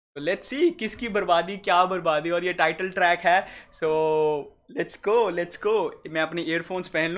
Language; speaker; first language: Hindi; native; Hindi